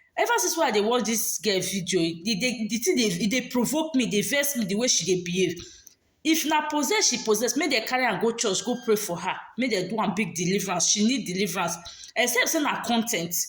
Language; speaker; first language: Nigerian Pidgin; native; Nigerian Pidgin